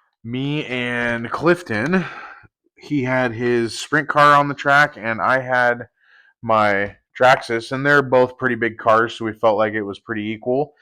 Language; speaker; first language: English; native; English